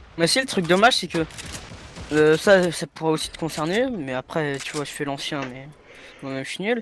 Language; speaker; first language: French; native; French